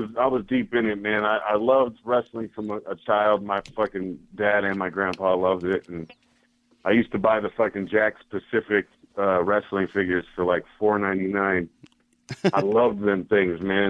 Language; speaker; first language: English; native; English